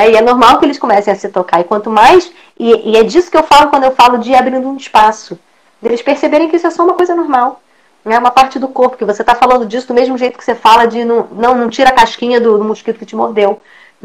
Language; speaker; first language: Portuguese; native; Portuguese